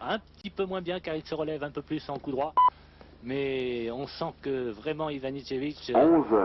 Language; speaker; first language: French; native; French